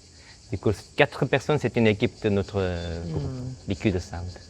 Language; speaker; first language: French; non-native, fluent; Korean